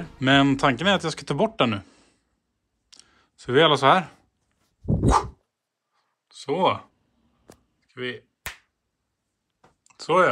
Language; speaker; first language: Swedish; native; Swedish